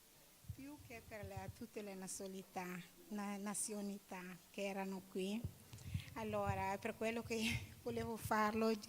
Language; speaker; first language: Italian; non-native, learner; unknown